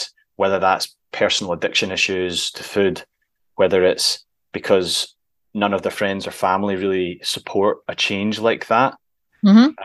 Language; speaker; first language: English; native; English